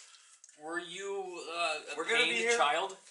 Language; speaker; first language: English; native; English